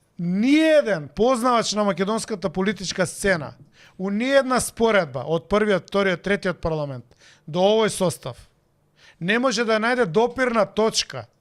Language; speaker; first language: Macedonian; native; Macedonian